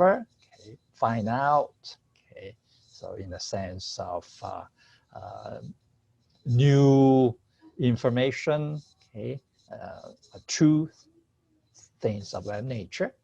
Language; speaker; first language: English; non-native, fluent; Chinese